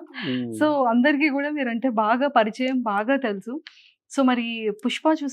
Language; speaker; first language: Telugu; native; Telugu